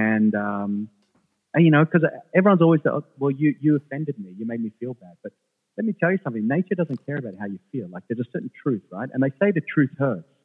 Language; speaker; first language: English; early bilingual, other home language; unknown